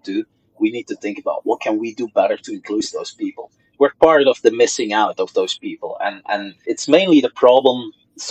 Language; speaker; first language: English; non-native, fluent; Dutch